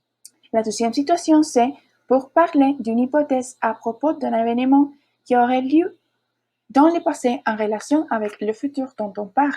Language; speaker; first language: French; non-native, learner; Spanish